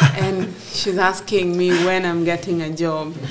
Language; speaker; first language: English; non-native, local second language; Acoli